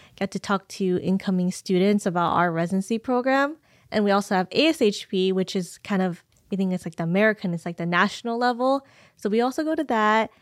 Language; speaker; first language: English; native; English